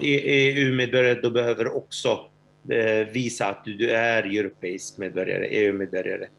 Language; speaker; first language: Swedish; non-native, fluent; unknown